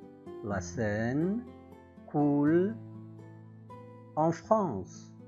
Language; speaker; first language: French; non-native, local second language; Arabic